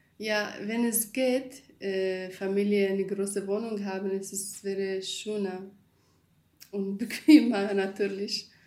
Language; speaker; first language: German; non-native, learner; Kurdish